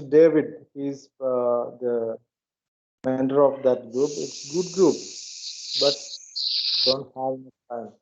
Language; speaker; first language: English; non-native, learner; Malayalam